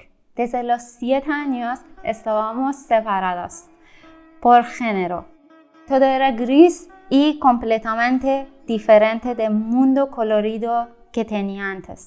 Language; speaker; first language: Spanish; non-native, fluent; Persian